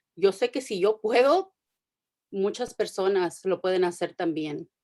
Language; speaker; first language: Spanish; early bilingual, heritage; Spanish